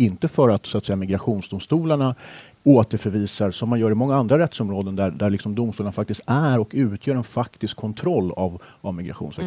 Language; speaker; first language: Swedish; native; Swedish